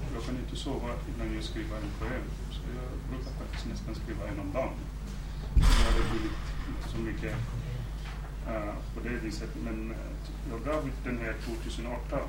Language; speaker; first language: Swedish; non-native, fluent; Wolof